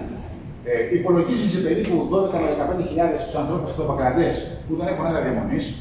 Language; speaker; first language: Greek; native; Greek